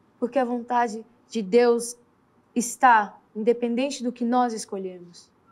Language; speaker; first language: Portuguese; native; Portuguese